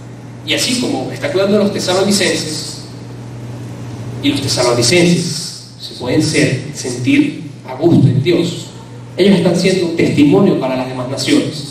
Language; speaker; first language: Spanish; native; Spanish